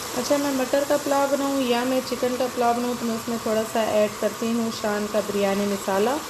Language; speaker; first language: Urdu; native; Urdu